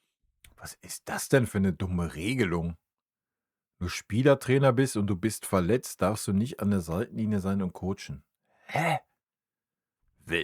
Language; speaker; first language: German; native; German